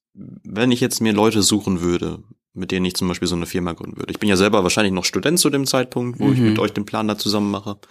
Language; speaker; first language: German; native; German